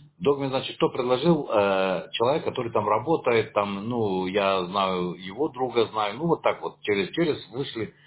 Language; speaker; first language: Russian; native; Russian